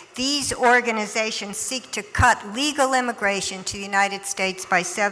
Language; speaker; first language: English; native; English